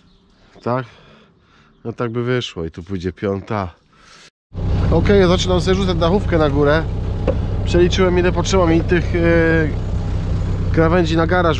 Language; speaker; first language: Polish; native; Polish